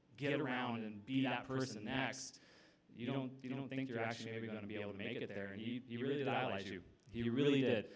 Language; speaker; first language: English; native; English